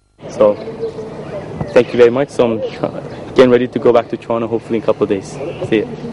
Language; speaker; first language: English; early bilingual, other home language; Persian